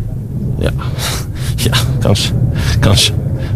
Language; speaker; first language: Norwegian; non-native, learner; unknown